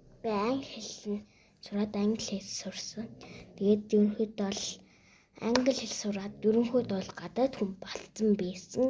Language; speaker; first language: Mongolian; early bilingual, heritage; Mongolian